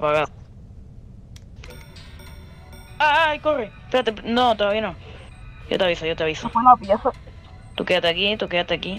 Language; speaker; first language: Spanish; native; Spanish